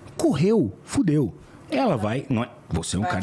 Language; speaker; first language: Portuguese; native; Portuguese